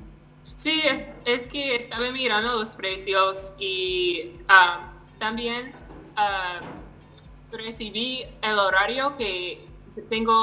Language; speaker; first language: Spanish; non-native, learner; English